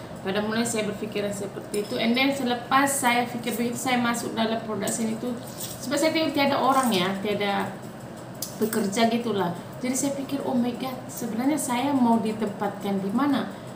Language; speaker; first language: Malay; non-native, fluent; Batak Toba